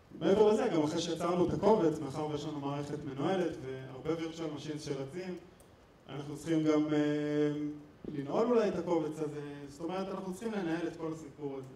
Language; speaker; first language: Hebrew; native; Hebrew